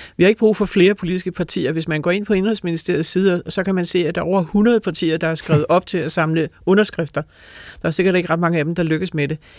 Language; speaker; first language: Danish; native; Danish